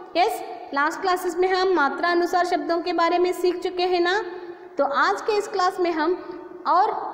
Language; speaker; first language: Hindi; non-native, local second language; Kannada